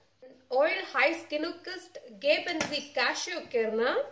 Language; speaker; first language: German; non-native, learner; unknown